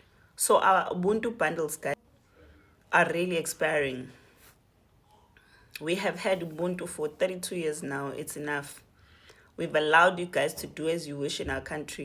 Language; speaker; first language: English; non-native, local second language; Zulu